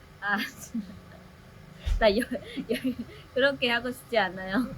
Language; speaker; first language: Korean; non-native, learner; Vietnamese